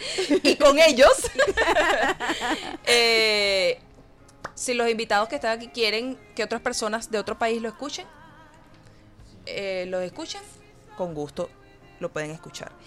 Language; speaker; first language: Spanish; native; Spanish